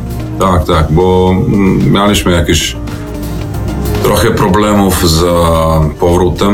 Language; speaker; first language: Polish; non-native, fluent; Serbian